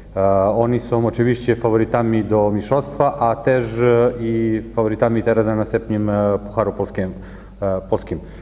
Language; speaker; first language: Polish; non-native, learner; Serbian